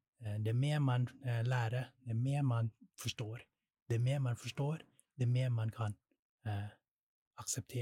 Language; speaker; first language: Swedish; non-native, learner; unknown